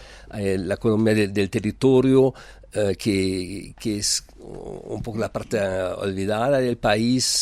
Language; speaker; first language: Spanish; non-native, fluent; German